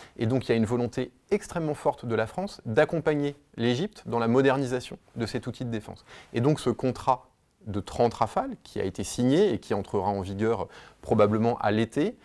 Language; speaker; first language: French; native; French